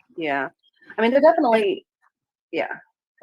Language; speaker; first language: English; native; English